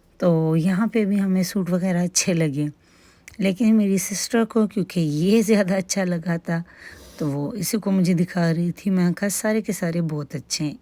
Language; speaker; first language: Urdu; non-native, local second language; Pashto